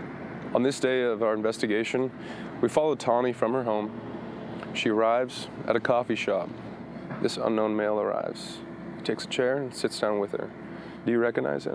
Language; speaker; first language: English; native; English